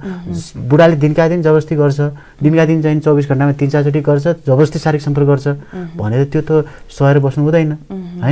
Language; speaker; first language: Nepali; native; Nepali